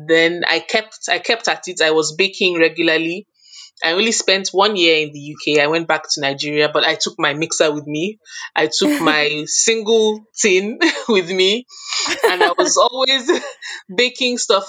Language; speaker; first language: English; non-native, local second language; Yoruba